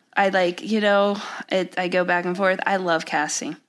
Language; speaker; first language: English; native; English